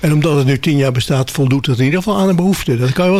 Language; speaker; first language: Dutch; native; Dutch